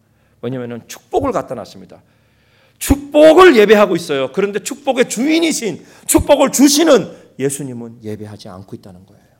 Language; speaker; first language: Korean; early bilingual, heritage; Korean